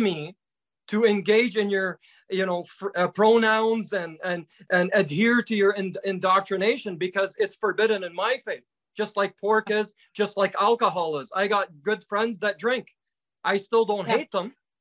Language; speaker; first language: English; native; English